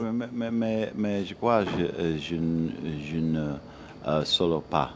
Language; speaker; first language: French; non-native, learner; English